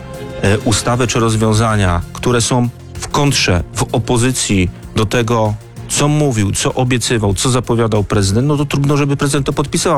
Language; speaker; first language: Polish; native; Polish